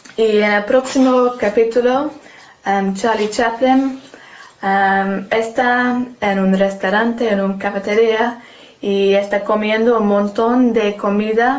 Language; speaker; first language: Spanish; non-native, learner; English